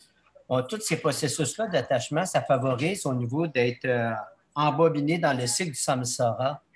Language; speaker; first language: French; native; French